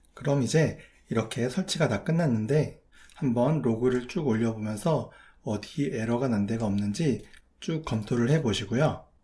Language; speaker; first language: Korean; native; Korean